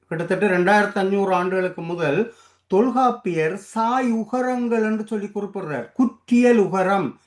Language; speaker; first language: Tamil; native; Tamil